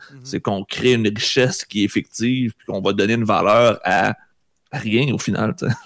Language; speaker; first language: French; native; French